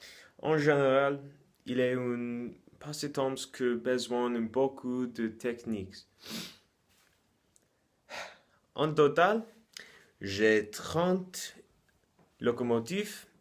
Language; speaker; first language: French; non-native, learner; English